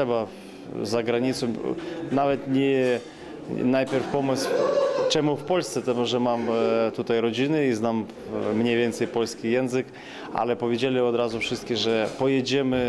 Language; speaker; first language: Polish; non-native, learner; Ukrainian